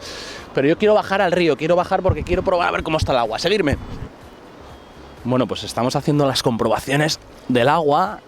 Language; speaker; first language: Spanish; native; Spanish